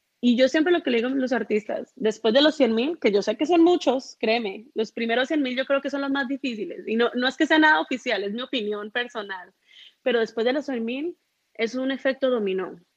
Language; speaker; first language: Spanish; early bilingual, heritage; Spanish